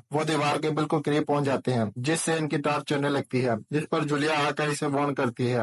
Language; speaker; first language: Hindi; native; Hindi